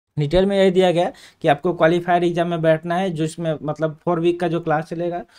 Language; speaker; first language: Hindi; native; Hindi